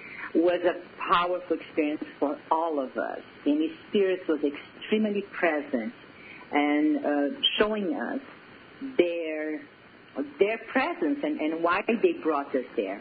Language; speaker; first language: English; non-native, fluent; Portuguese